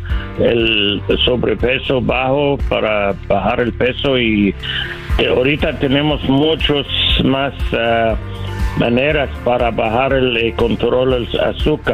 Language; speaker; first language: Spanish; non-native, learner; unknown